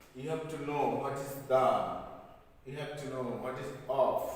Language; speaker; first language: English; non-native, local second language; Bangla